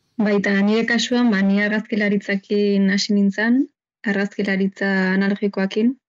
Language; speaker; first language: Basque; native; Basque